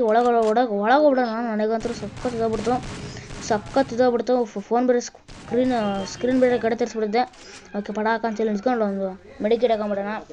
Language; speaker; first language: Kannada; native; Kannada